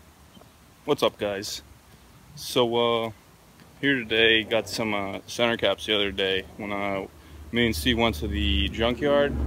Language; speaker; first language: English; native; English